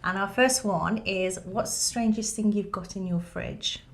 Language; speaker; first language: English; native; English